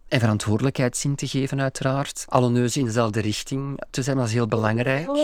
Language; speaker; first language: Dutch; native; Dutch